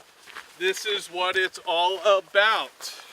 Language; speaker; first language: English; native; English